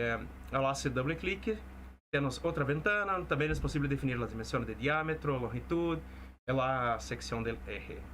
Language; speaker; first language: Spanish; non-native, fluent; Portuguese